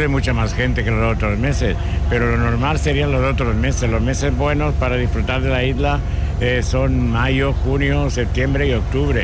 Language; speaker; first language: Spanish; native; Spanish